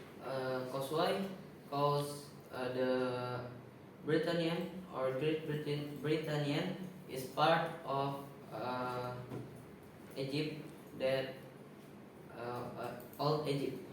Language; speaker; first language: English; non-native, learner; Indonesian